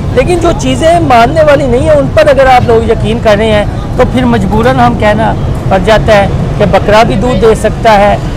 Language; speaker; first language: Urdu; native; Urdu